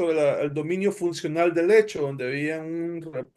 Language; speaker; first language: Spanish; native; Spanish